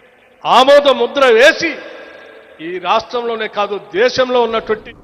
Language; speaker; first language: Telugu; native; Telugu